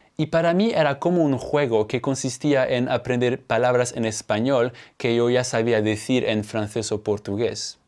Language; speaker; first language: Spanish; non-native, fluent; French